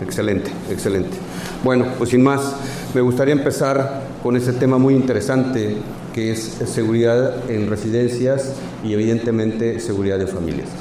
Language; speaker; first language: Spanish; native; Spanish